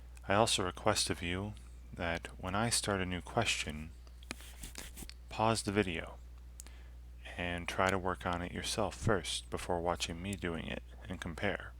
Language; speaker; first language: English; native; English